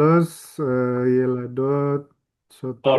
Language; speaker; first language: Hebrew; non-native, learner; Indonesian